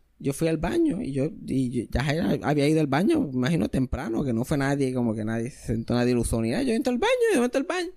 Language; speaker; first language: Spanish; native; Spanish